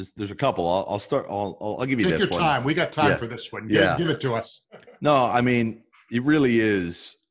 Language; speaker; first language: English; native; English